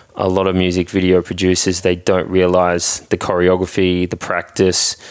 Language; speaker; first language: English; native; English